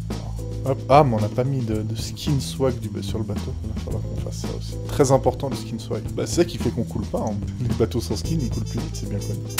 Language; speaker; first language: French; native; French